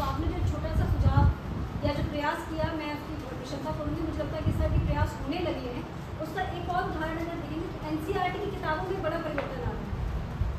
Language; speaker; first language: Hindi; native; Hindi